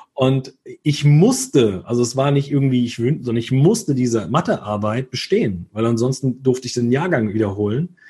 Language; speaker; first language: German; early bilingual, other home language; Italian